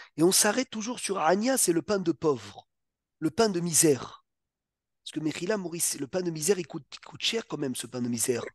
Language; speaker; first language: French; native; French